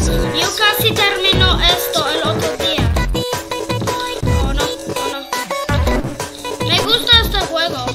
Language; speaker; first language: Spanish; early bilingual, heritage; English